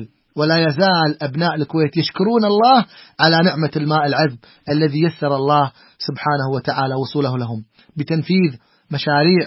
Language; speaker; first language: Arabic; native; Arabic